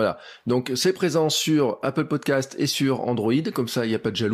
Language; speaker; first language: French; native; French